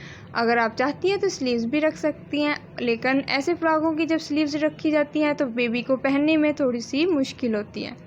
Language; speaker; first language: Hindi; native; Hindi